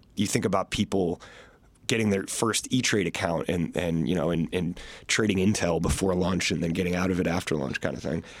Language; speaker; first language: English; native; English